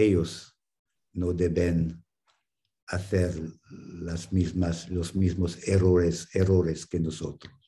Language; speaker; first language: Spanish; non-native, fluent; English